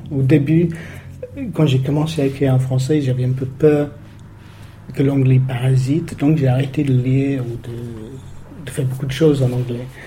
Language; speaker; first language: French; non-native, fluent; English